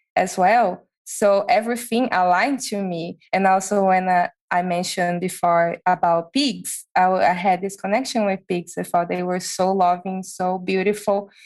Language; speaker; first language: English; non-native, fluent; Portuguese